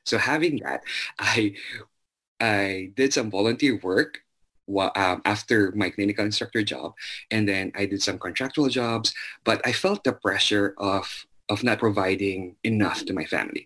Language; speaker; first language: English; non-native, local second language; Chavacano